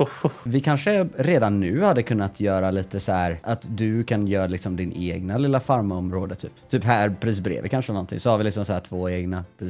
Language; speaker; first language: Swedish; native; Swedish